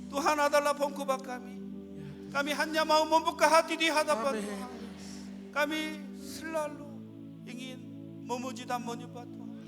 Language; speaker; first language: Malay; non-native, fluent; Korean